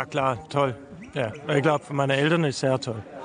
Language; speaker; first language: German; early bilingual, heritage; German